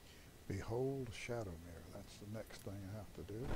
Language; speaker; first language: English; native; English